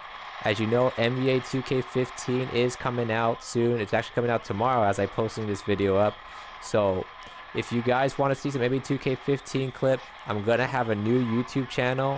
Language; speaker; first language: English; native; English